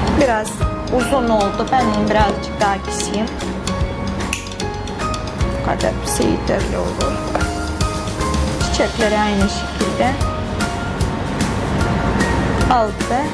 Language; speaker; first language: Turkish; non-native, fluent; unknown